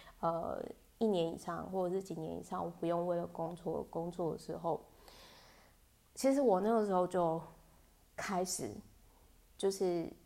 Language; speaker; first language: Chinese; native; Chinese